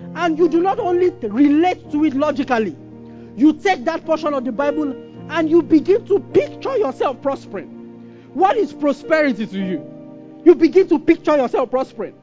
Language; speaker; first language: English; non-native, local second language; Yoruba